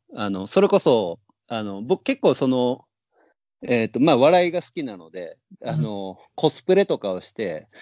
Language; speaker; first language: Japanese; native; Japanese